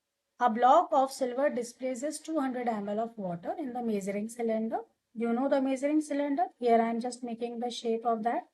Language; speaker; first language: English; non-native, local second language; Hindi